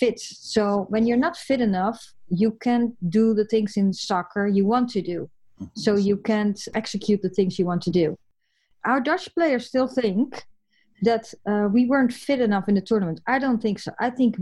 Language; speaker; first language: English; non-native, fluent; Dutch